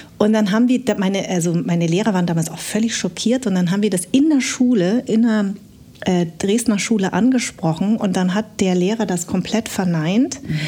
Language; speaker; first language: German; early bilingual, other home language; Vietnamese